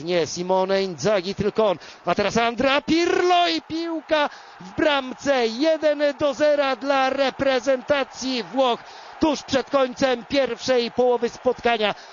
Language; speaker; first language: Polish; native; Polish